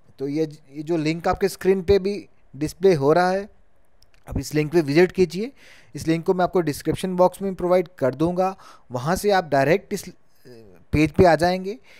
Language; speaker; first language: Hindi; native; Hindi